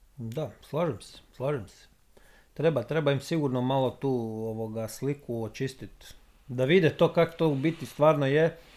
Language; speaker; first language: Croatian; native; Croatian